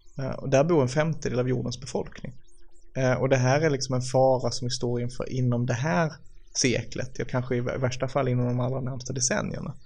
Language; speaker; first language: Swedish; native; Swedish